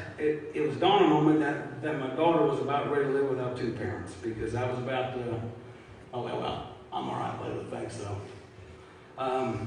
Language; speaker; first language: English; native; English